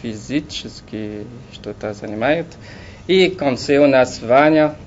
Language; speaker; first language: Russian; non-native, learner; French